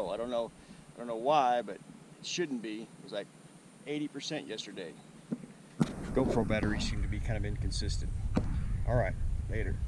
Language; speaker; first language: English; native; English